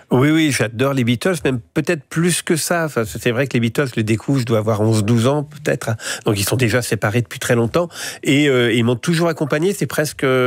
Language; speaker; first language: French; native; French